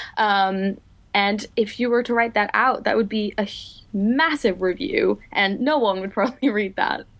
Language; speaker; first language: English; non-native, fluent; Dutch